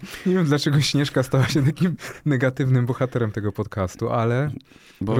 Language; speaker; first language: Polish; native; Polish